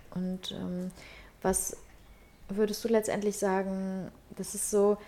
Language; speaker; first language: German; early bilingual, other home language; Russian